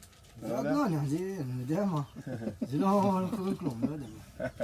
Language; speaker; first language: Hebrew; non-native, local second language; Arabic